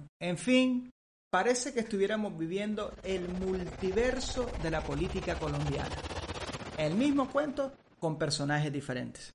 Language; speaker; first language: Spanish; native; Spanish